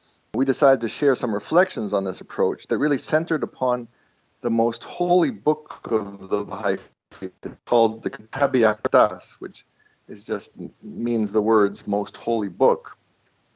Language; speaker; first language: English; non-native, fluent; Estonian